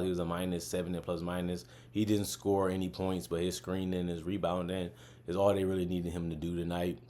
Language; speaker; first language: English; native; English